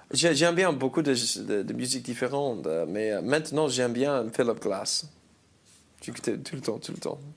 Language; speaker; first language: French; non-native, learner; English